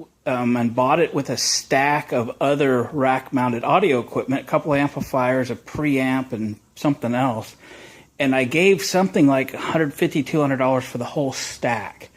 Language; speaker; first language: English; native; English